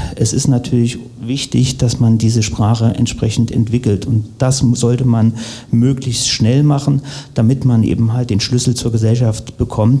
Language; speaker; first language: German; native; German